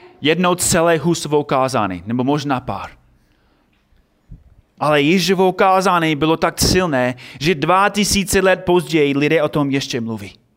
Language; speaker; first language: Czech; non-native, fluent; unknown